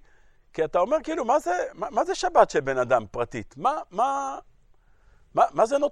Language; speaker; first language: Hebrew; native; Hebrew